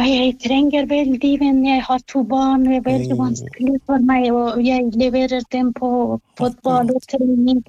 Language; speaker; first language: Norwegian; non-native, learner; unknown